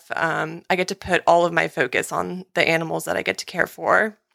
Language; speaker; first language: English; native; English